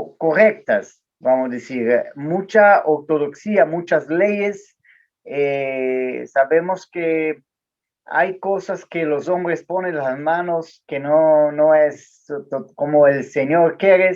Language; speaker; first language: Spanish; non-native, learner; Portuguese